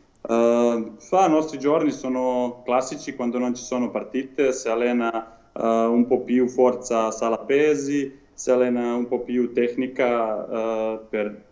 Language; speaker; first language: Italian; non-native, learner; Serbian